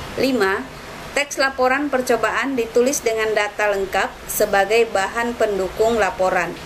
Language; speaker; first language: Indonesian; native; Indonesian